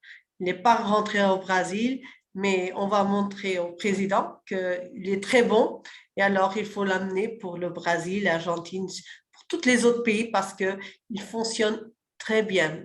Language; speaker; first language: French; early bilingual, other home language; Portuguese